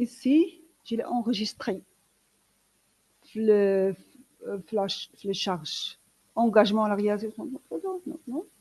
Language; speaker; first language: French; non-native, local second language; Arabic